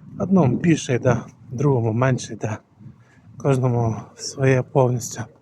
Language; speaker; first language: Ukrainian; non-native, local second language; Russian